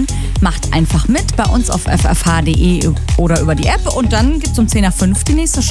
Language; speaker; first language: German; native; German